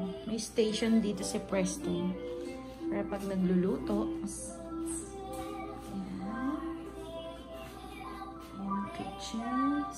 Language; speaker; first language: Filipino; native; Filipino